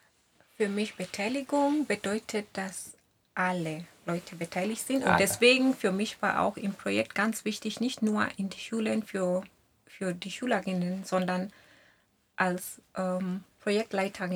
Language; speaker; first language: German; non-native, fluent; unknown